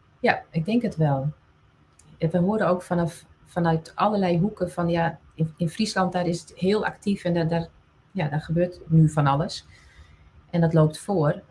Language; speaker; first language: Dutch; non-native, local second language; Western Frisian